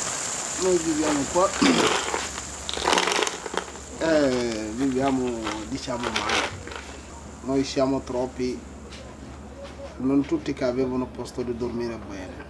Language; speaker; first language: Italian; non-native, learner; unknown